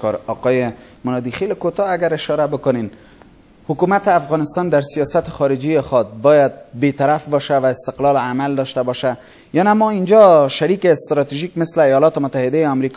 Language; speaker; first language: Persian; native; Persian